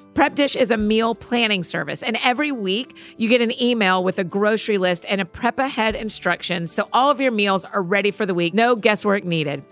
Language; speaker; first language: English; native; English